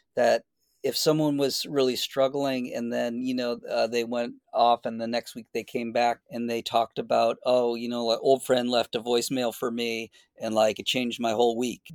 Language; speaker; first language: English; native; English